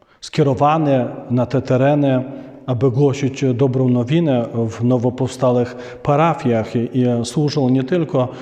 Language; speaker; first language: Polish; non-native, fluent; Ukrainian